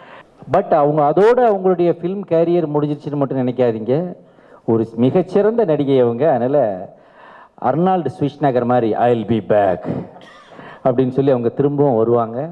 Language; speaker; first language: Tamil; native; Tamil